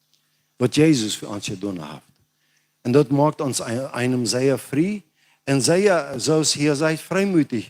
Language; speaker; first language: German; non-native, learner; Plautdietsch